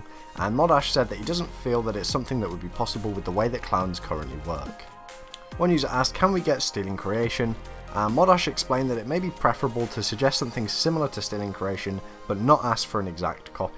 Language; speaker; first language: English; native; English